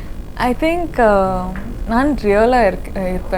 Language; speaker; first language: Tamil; non-native, learner; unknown